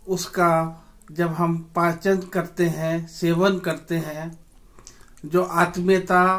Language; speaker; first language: Hindi; native; Hindi